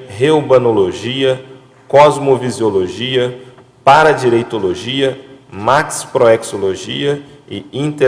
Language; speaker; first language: Portuguese; native; Portuguese